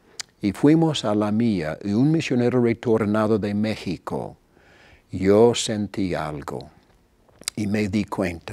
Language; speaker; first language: Spanish; non-native, fluent; English